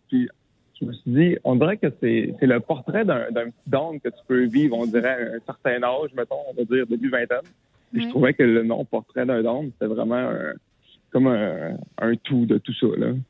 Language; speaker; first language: French; native; French